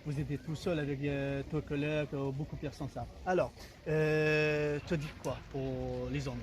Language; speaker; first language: French; non-native, learner; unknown